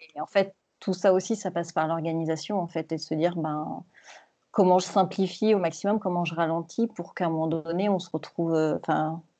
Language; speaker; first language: French; native; French